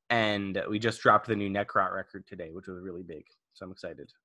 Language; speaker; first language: English; native; English